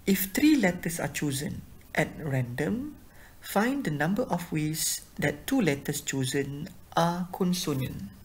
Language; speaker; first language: English; non-native, local second language; Malay